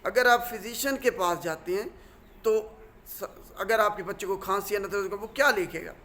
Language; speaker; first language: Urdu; non-native, local second language; Punjabi